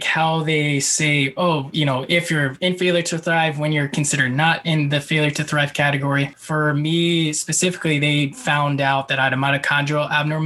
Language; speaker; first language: English; native; English